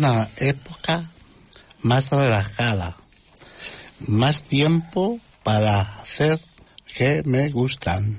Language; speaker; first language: Spanish; non-native, local second language; Catalan